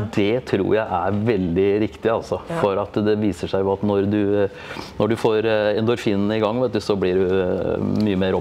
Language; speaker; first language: Norwegian; native; Norwegian